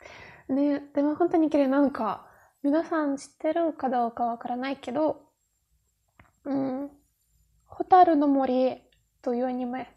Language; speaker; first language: Japanese; non-native, learner; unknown